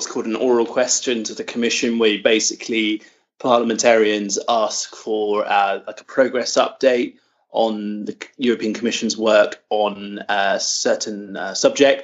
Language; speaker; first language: English; native; English